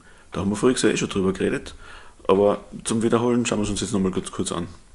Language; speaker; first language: German; native; German